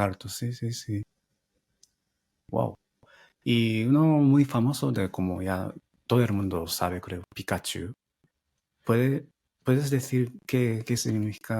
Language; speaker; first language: Spanish; non-native, fluent; Japanese